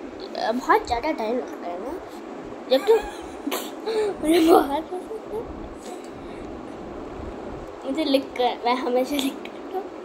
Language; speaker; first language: Hindi; native; Hindi